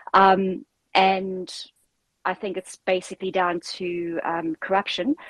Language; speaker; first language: English; native; English